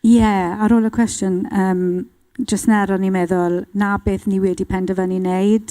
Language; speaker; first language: Welsh; non-native, local second language; English